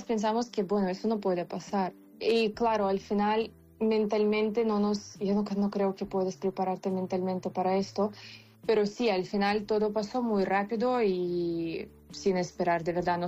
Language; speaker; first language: Spanish; non-native, fluent; Ukrainian